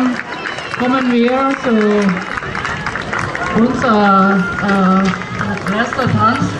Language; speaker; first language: German; non-native, learner; Thai